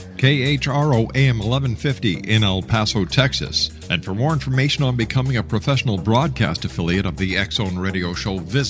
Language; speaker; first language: English; native; English